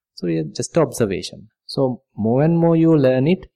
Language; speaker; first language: English; non-native, local second language; Sinhala